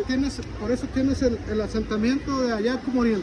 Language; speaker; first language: Spanish; native; Spanish